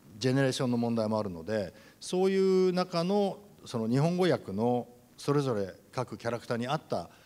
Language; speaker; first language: Japanese; native; Japanese